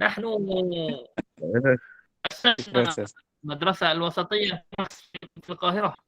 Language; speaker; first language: Arabic; non-native, fluent; Malay